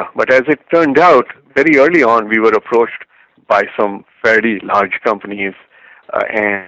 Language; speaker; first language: English; non-native, local second language; Hindi